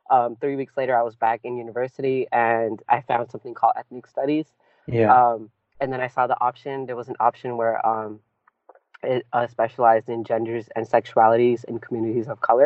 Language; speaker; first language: English; early bilingual, other home language; Punjabi